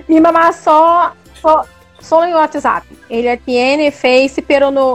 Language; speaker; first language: Spanish; non-native, learner; Portuguese